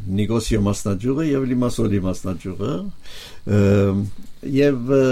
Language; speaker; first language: Armenian; native; Armenian